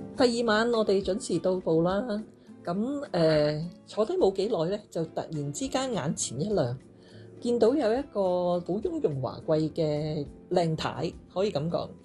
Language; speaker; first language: Cantonese; native; Cantonese